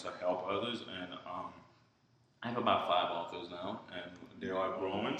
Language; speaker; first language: English; early bilingual, other home language; Haitian Creole